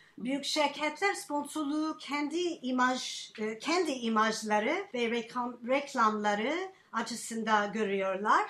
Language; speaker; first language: Turkish; non-native, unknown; English